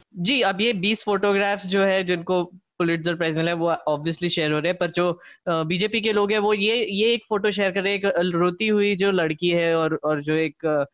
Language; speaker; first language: Hindi; non-native, local second language; Marathi